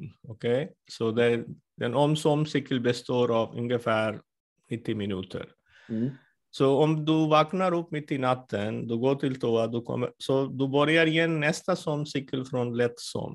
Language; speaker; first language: Swedish; non-native, fluent; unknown